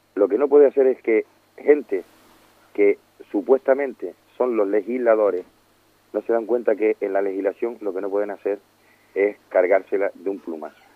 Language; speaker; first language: Spanish; native; Spanish